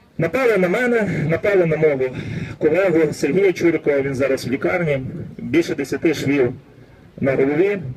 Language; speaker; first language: Ukrainian; native; Ukrainian